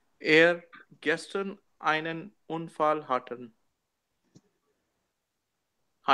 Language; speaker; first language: German; non-native, learner; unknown